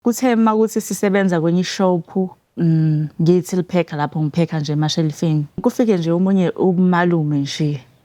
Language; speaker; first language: Zulu; native; Zulu